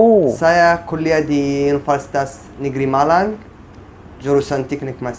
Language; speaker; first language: Indonesian; non-native, learner; Arabic